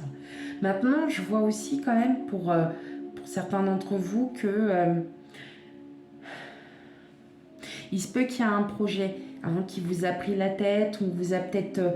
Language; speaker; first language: French; native; French